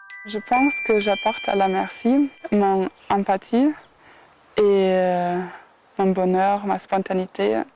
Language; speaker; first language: French; non-native, fluent; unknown